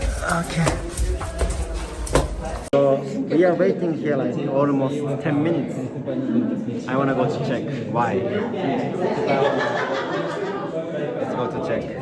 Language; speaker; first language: English; non-native, learner; Japanese